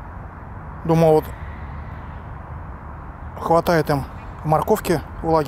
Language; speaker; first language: Russian; native; Russian